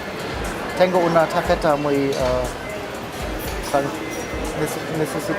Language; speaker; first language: Spanish; non-native, learner; German